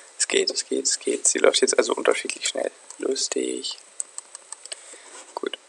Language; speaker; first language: German; native; German